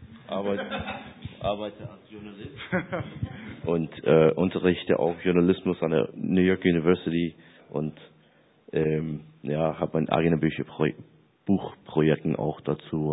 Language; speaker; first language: German; non-native, fluent; English